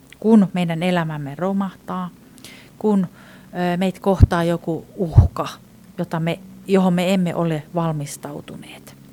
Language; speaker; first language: Finnish; non-native, fluent; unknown